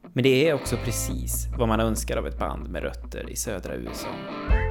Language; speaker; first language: Swedish; native; Swedish